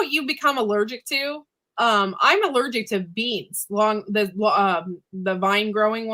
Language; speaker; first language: English; native; English